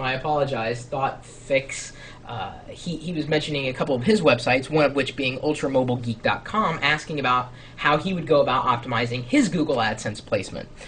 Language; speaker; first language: English; native; English